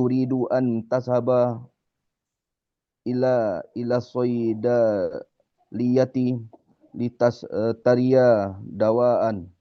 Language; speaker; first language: Arabic; non-native, learner; Indonesian